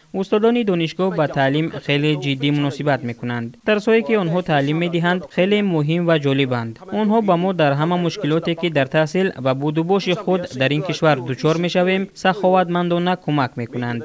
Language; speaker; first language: Tajik; non-native, learner; Chinese